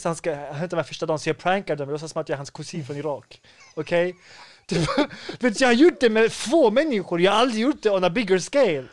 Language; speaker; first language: Swedish; early bilingual, other home language; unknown